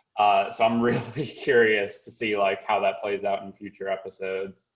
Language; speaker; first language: English; native; English